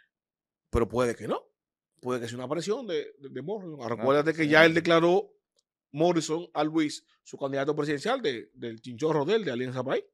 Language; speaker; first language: Spanish; native; Spanish